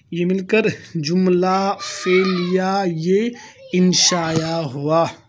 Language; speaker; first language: Urdu; non-native, local second language; Pashto